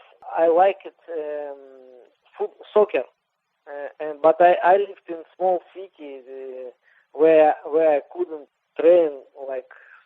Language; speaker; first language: English; non-native, learner; Russian